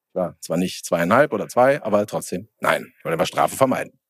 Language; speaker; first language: German; native; German